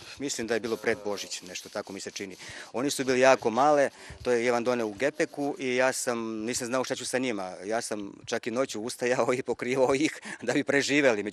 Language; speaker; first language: Croatian; non-native, local second language; Slovak